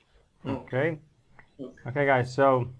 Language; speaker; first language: English; non-native, fluent; Arabic